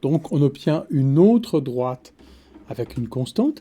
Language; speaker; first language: French; native; French